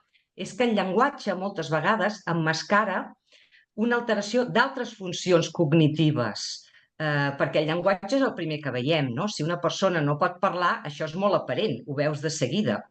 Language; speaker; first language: Catalan; native; Catalan